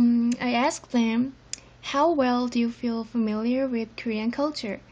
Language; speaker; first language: English; non-native, fluent; Korean